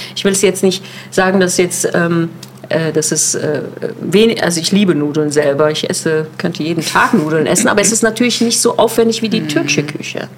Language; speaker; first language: German; early bilingual, other home language; Turkish